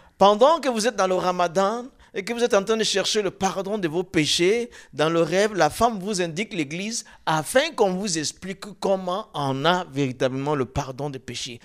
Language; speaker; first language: French; non-native, local second language; Dyula